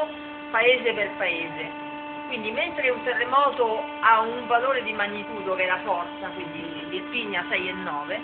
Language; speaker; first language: Italian; native; Italian